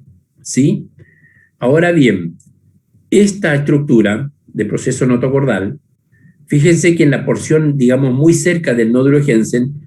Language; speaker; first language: Spanish; native; Spanish